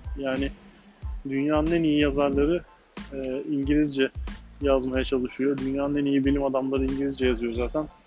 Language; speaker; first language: Turkish; native; Turkish